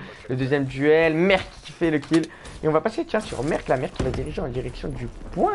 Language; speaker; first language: French; native; French